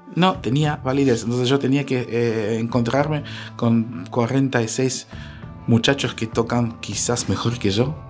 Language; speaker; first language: Spanish; non-native, fluent; Russian